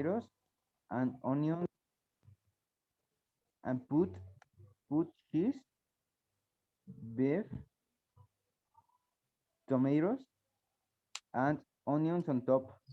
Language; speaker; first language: English; non-native, learner; Spanish